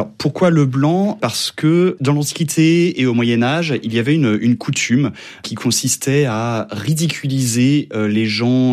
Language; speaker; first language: French; native; French